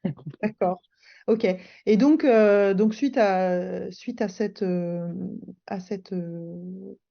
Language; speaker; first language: French; native; French